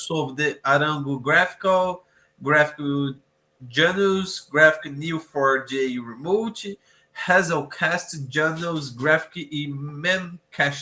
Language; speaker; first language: English; non-native, learner; Portuguese